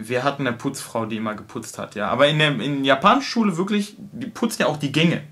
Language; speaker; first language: German; native; German